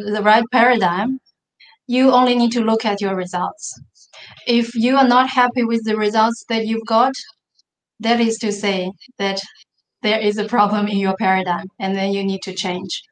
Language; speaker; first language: English; non-native, fluent; Chinese